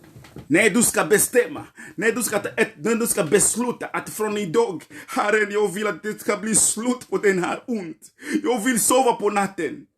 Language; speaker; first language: Swedish; non-native, fluent; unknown